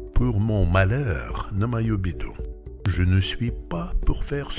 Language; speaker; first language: French; non-native, fluent; Russian